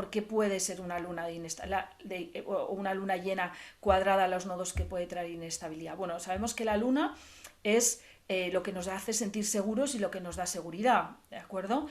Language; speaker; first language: Spanish; native; Spanish